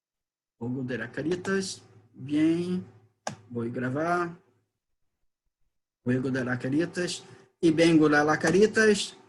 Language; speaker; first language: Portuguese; non-native, learner; Spanish